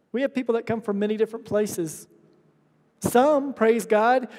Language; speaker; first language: English; native; English